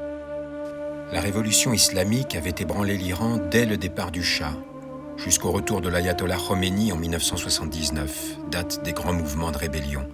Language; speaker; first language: French; native; French